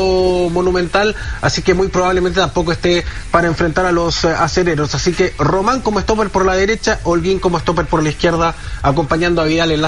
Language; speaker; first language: Spanish; native; Spanish